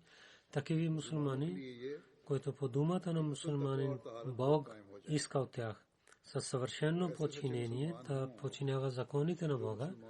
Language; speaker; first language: Bulgarian; non-native, learner; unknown